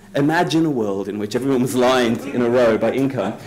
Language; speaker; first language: English; native; English